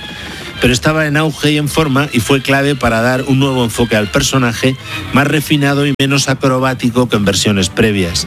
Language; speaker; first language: Spanish; native; Spanish